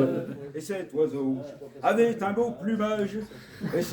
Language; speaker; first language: French; native; French